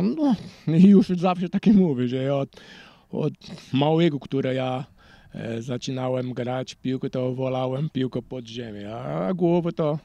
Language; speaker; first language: Polish; non-native, learner; Portuguese